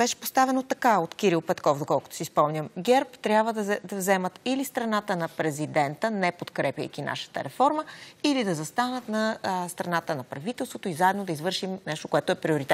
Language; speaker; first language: Bulgarian; native; Bulgarian